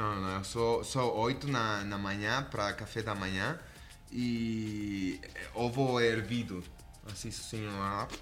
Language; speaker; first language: Portuguese; non-native, fluent; Spanish